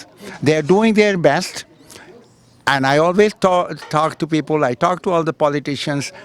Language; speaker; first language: English; non-native, local second language; Urdu